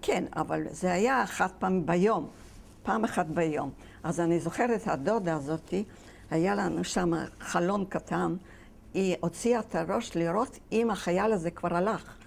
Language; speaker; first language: Hebrew; non-native, fluent; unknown